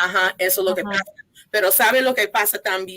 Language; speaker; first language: Spanish; non-native, fluent; English